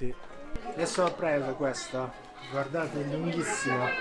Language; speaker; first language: Italian; non-native, learner; Japanese